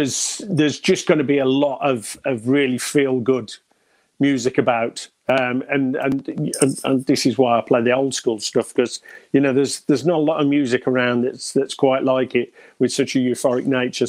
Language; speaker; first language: English; native; English